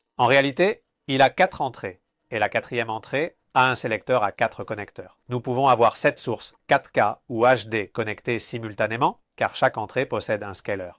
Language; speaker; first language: French; non-native, fluent; Spanish